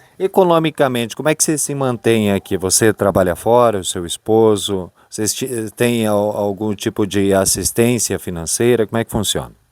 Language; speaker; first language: Portuguese; native; Portuguese